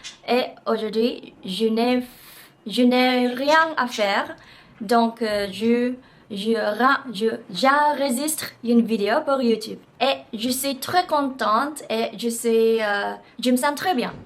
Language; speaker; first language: French; non-native, learner; Japanese